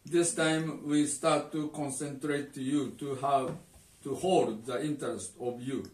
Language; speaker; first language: English; non-native, learner; Japanese